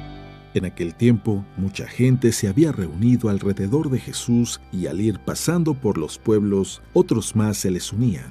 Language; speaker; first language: Spanish; native; Spanish